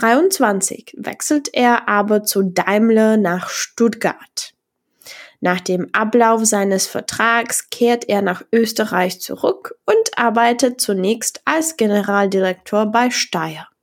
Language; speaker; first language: German; non-native, fluent; Czech